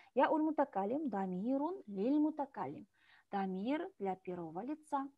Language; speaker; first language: Russian; non-native, local second language; Kazakh